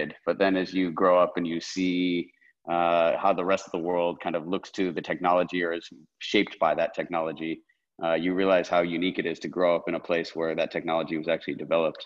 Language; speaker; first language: English; native; English